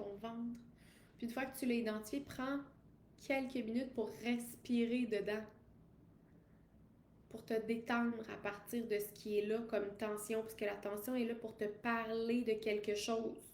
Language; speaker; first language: French; native; French